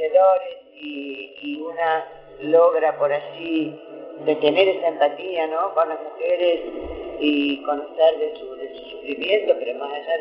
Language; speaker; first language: Spanish; native; Spanish